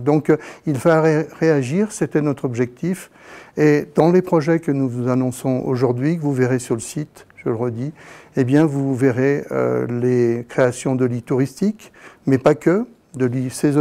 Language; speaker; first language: French; native; French